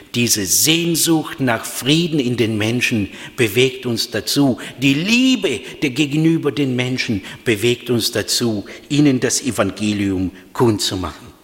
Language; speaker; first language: German; non-native, fluent; Russian